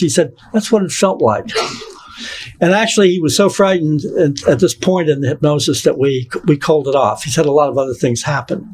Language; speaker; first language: English; native; English